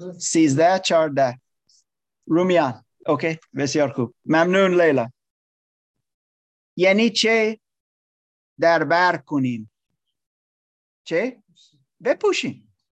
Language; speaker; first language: Persian; non-native, learner; English